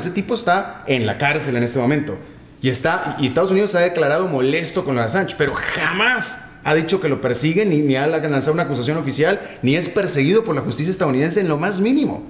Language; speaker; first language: Spanish; native; Spanish